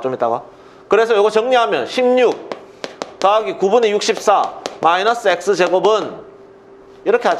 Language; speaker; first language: Korean; native; Korean